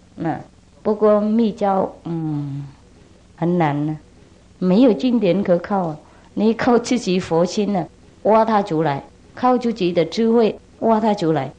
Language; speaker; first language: Chinese; non-native, fluent; Vietnamese